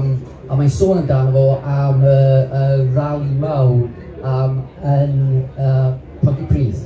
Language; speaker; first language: Welsh; non-native, local second language; English